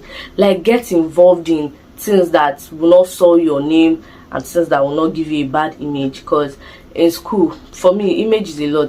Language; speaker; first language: English; non-native, local second language; Igbo